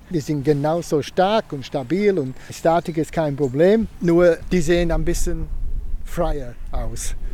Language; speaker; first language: German; non-native, fluent; English